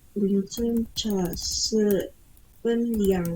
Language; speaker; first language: Chinese; non-native, learner; Indonesian